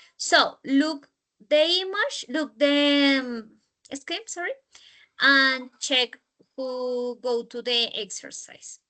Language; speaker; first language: English; non-native, learner; Spanish